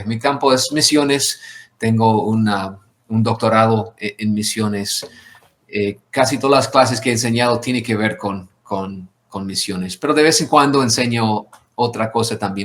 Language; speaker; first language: Spanish; non-native, fluent; English